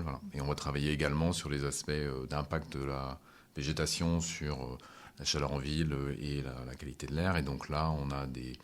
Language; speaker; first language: French; native; French